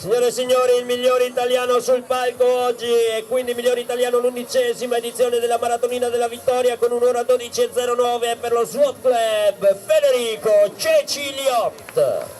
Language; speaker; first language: Italian; native; Italian